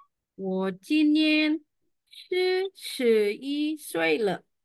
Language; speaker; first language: Chinese; non-native, learner; Indonesian